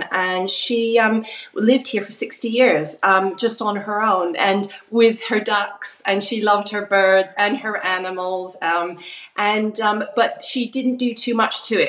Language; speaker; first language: English; native; English